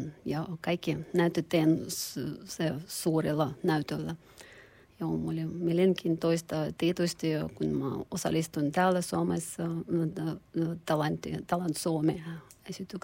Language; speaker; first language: Finnish; non-native, learner; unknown